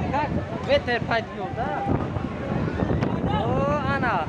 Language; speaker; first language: Russian; non-native, learner; Tajik